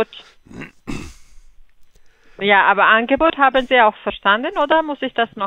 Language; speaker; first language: German; non-native, fluent; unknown